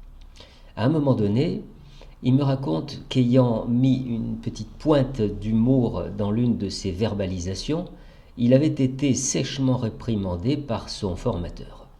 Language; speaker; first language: French; native; French